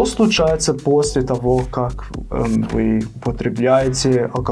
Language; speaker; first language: Russian; non-native, fluent; English